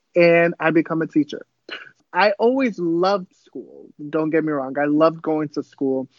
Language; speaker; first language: English; early bilingual, other home language; Kabuverdianu